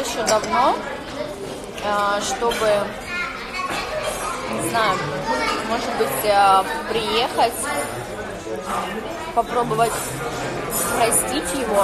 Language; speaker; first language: Russian; native; Russian